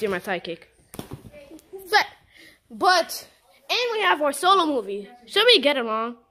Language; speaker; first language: English; native; English